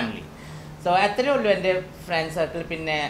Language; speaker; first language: Malayalam; non-native, learner; Assamese